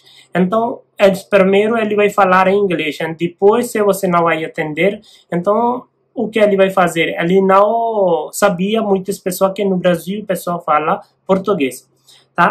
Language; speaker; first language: Portuguese; non-native, learner; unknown